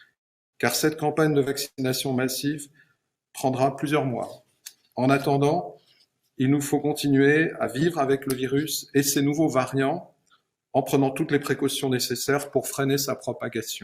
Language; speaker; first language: French; native; French